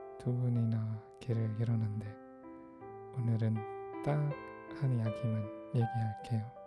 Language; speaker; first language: Korean; non-native, fluent; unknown